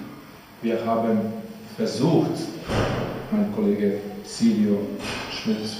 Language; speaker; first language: German; non-native, fluent; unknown